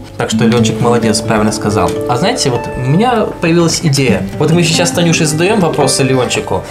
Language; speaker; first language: Russian; native; Russian